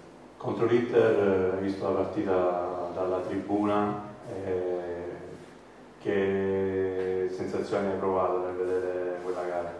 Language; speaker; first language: Italian; native; Italian